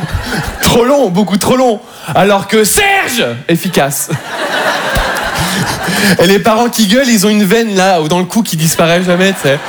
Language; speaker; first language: French; native; French